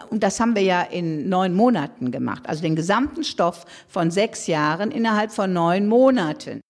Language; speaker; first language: German; native; German